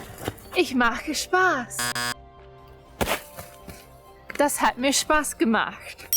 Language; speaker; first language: German; non-native, learner; English